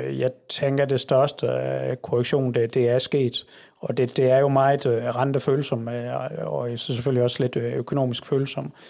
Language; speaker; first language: Danish; native; Danish